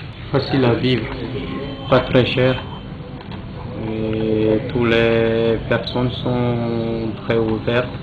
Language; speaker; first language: French; non-native, local second language; Malagasy